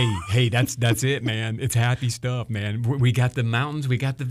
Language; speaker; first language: English; native; English